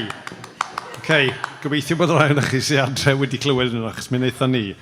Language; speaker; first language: Welsh; native; Welsh